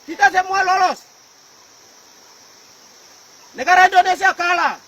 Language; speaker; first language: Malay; non-native, local second language; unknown